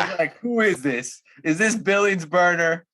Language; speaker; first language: English; native; English